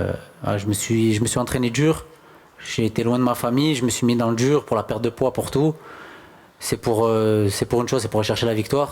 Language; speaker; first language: French; native; French